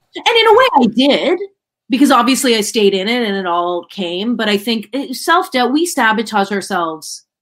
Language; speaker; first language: English; native; English